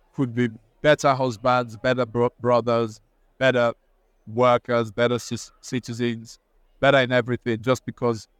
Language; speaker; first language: English; non-native, local second language; Igbo